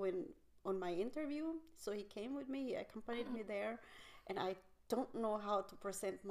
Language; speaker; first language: English; non-native, local second language; Filipino